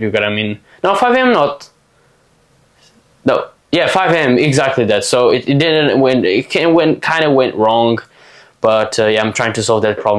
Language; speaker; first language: English; non-native, fluent; Portuguese